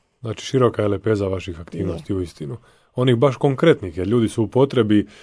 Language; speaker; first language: Croatian; native; Croatian